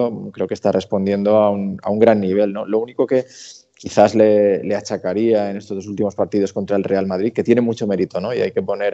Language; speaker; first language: Spanish; native; Spanish